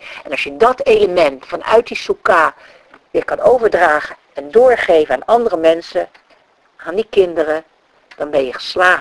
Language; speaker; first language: Dutch; native; Dutch